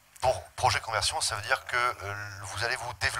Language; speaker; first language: French; native; French